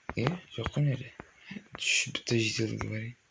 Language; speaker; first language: Kazakh; native; Kazakh